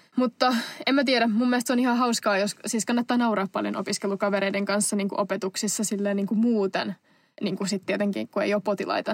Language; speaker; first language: Finnish; non-native, local second language; Swedish